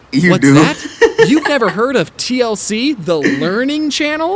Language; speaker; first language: English; native; English